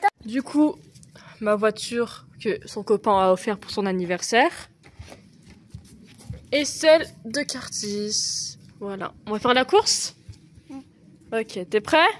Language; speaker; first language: French; native; French